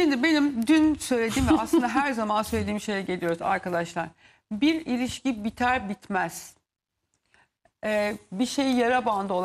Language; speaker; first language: Turkish; native; Turkish